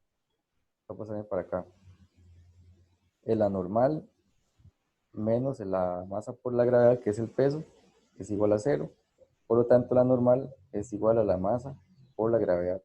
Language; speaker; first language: Spanish; native; Spanish